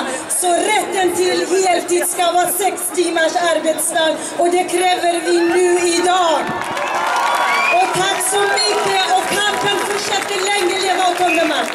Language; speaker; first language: Swedish; non-native, fluent; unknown